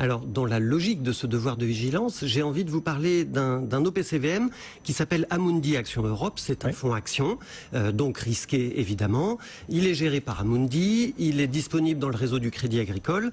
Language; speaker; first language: French; native; French